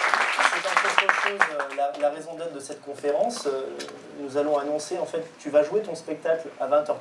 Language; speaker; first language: French; native; French